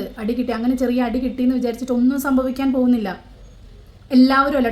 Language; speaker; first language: Malayalam; native; Malayalam